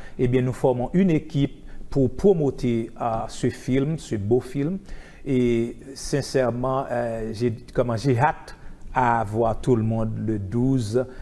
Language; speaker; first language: French; non-native, local second language; Haitian Creole